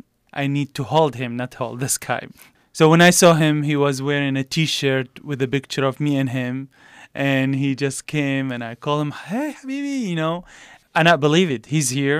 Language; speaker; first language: English; non-native, learner; Arabic